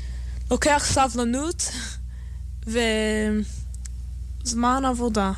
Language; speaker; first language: Hebrew; non-native, fluent; English